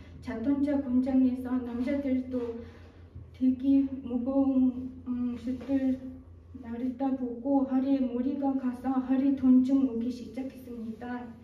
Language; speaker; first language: Korean; non-native, fluent; Mongolian